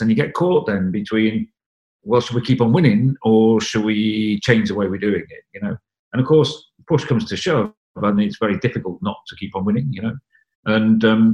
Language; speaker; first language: English; native; English